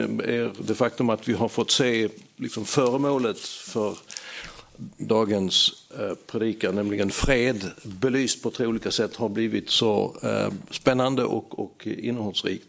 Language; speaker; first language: Swedish; native; Swedish